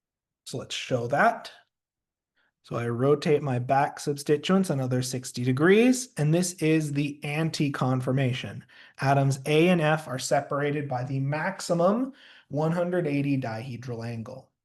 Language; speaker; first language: English; native; English